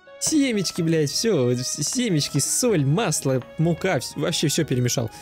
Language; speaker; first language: Russian; native; Russian